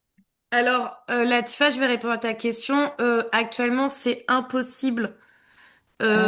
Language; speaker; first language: French; native; French